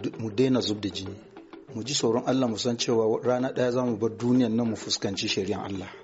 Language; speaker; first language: Hausa; non-native, local second language; Fula